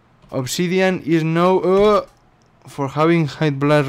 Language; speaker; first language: English; non-native, learner; Spanish